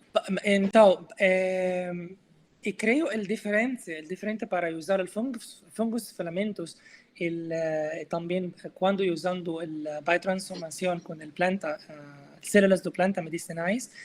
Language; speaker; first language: Portuguese; non-native, learner; Arabic